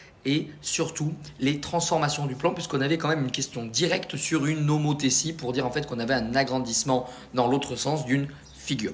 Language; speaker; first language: French; native; French